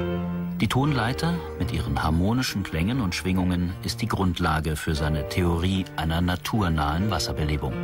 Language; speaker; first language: German; native; German